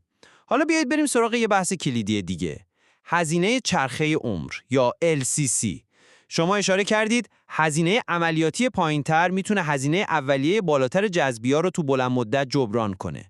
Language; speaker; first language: Persian; native; Persian